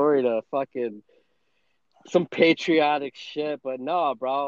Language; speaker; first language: English; non-native, fluent; Spanish